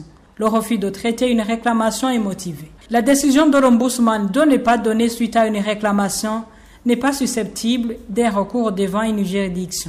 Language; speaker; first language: French; non-native, local second language; Rundi